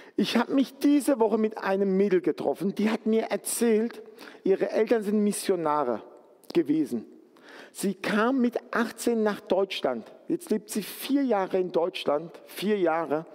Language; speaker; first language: German; native; German